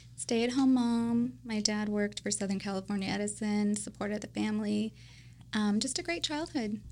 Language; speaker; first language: English; native; English